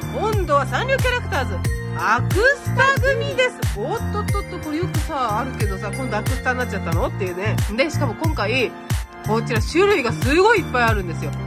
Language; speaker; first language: Japanese; native; Japanese